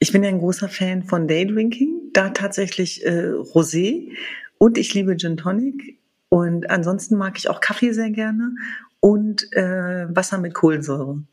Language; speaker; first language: German; early bilingual, other home language; Kurdish